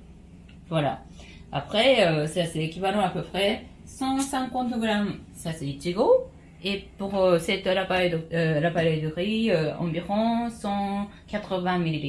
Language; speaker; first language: French; non-native, learner; Japanese